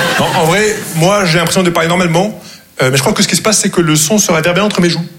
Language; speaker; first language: French; non-native, local second language; Arabic